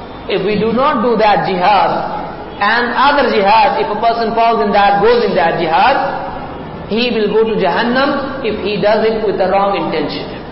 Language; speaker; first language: English; non-native, local second language; Urdu